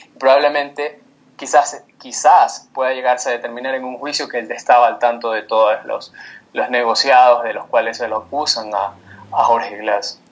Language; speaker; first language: Spanish; native; Spanish